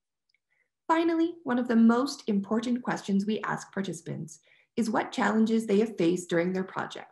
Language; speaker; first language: English; native; English